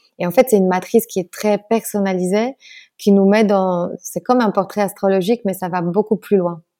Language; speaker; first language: French; non-native, fluent; Polish